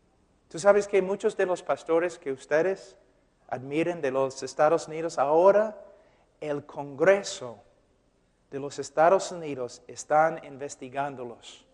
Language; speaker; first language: Spanish; non-native, fluent; English